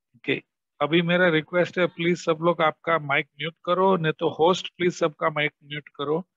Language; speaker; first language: Hindi; non-native, local second language; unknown